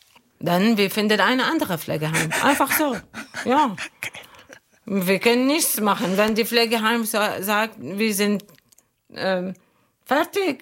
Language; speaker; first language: German; non-native, learner; Arabic